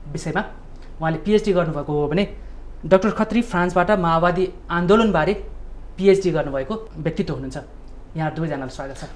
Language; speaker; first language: Nepali; native; Nepali